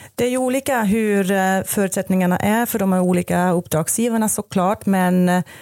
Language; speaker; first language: Swedish; non-native, fluent; German